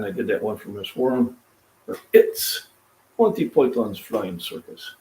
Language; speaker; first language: English; native; English